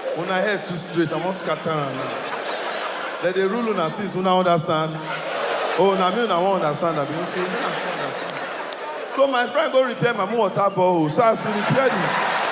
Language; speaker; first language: Nigerian Pidgin; native; Nigerian Pidgin